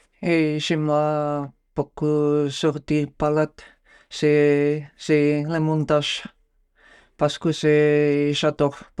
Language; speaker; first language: French; non-native, learner; Bulgarian